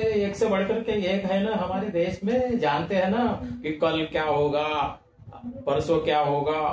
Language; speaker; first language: Hindi; non-native, local second language; Marathi